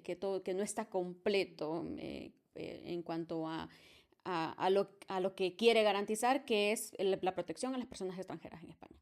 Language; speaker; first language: Spanish; native; Spanish